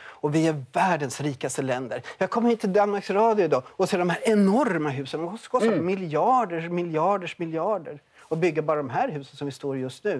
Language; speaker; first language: Swedish; native; Swedish